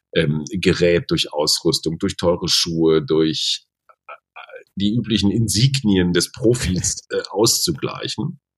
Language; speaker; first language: German; native; German